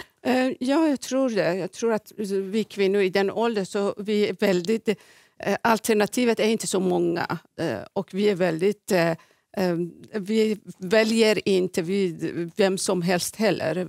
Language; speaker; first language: Swedish; non-native, fluent; Persian